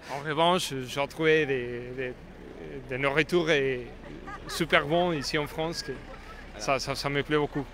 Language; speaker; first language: French; non-native, fluent; Spanish